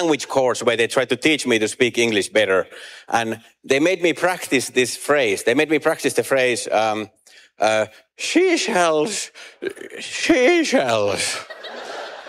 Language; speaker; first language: English; non-native, fluent; Finnish